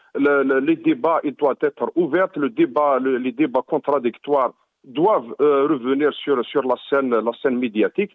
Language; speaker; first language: French; non-native, local second language; Arabic